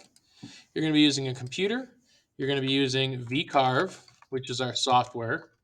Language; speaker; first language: English; native; English